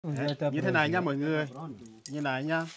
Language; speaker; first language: Vietnamese; non-native, fluent; Portuguese